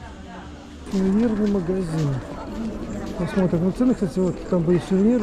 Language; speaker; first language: Russian; native; Russian